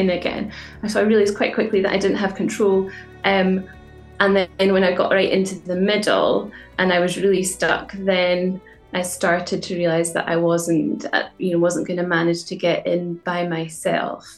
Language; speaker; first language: English; native; English